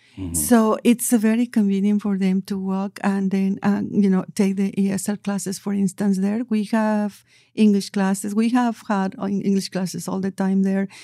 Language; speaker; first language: English; non-native, fluent; Spanish